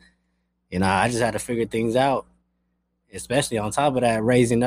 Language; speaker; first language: English; early bilingual, other home language; Spanish